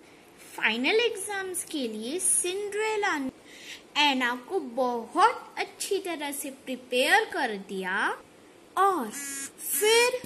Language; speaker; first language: Hindi; native; Hindi